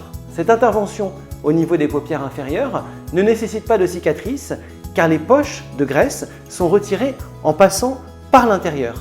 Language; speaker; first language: French; native; French